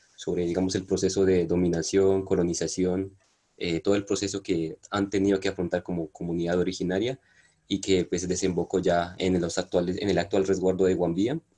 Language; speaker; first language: Spanish; non-native, local second language; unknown